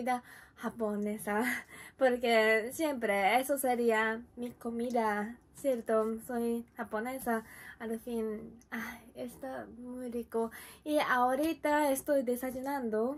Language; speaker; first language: Spanish; non-native, learner; Japanese